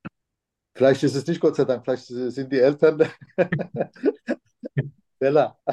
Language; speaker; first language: German; non-native, fluent; Turkish